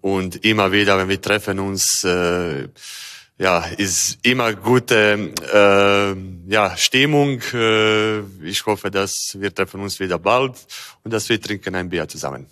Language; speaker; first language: German; non-native, learner; Croatian